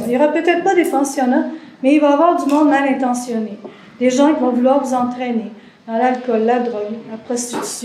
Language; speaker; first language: French; native; French